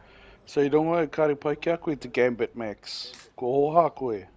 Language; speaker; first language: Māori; non-native, local second language; English